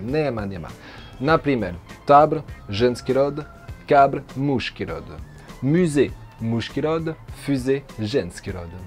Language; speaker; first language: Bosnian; non-native, learner; French